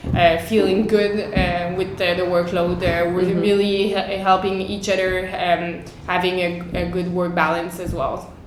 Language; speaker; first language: English; native; English